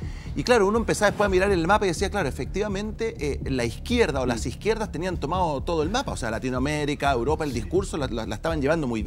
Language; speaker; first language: Spanish; native; Spanish